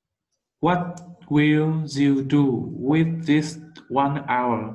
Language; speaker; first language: English; non-native, learner; Vietnamese